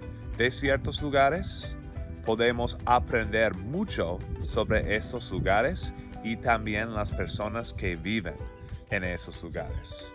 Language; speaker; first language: Spanish; non-native, fluent; English